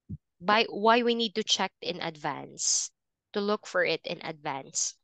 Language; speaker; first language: English; non-native, fluent; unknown